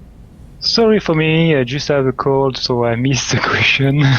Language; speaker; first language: English; non-native, learner; French